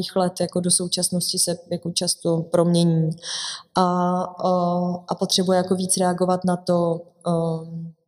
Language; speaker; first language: Czech; native; Czech